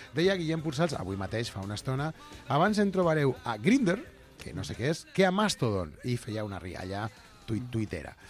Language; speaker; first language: Catalan; native; Catalan